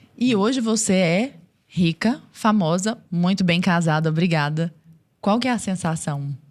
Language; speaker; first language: Portuguese; native; Portuguese